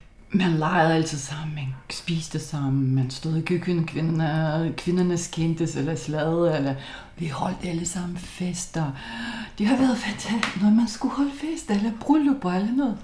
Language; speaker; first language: Danish; non-native, fluent; Lithuanian